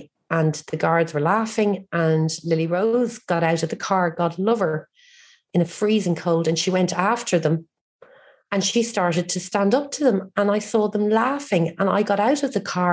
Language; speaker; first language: English; native; English